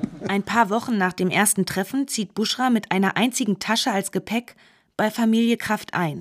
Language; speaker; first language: German; native; German